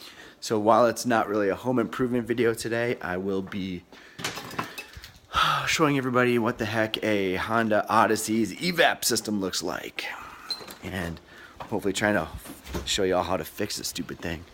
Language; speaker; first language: English; native; English